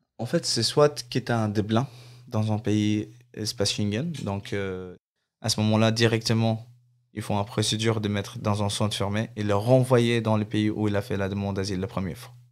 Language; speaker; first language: French; non-native, fluent; Arabic